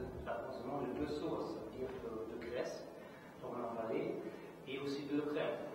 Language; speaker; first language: French; non-native, fluent; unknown